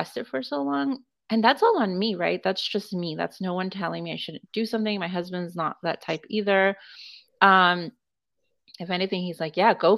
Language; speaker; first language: English; native; English